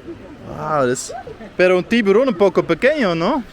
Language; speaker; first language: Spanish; non-native, learner; English